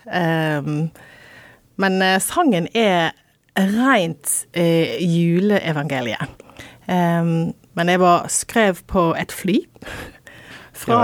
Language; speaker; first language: Norwegian; non-native, fluent; English